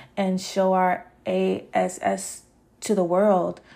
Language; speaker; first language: English; native; English